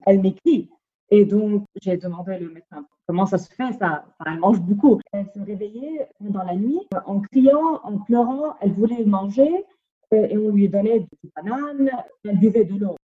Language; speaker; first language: French; non-native, fluent; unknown